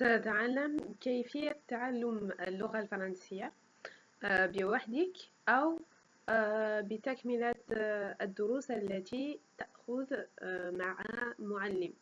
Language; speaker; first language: Arabic; non-native, fluent; French